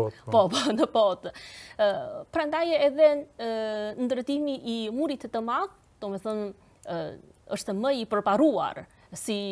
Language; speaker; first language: Albanian; non-native, fluent; Chinese